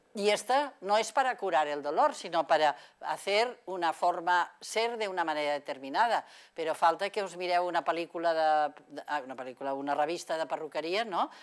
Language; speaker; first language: Spanish; non-native, local second language; Catalan